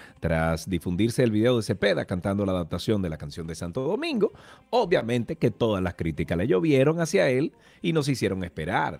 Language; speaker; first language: Spanish; native; Spanish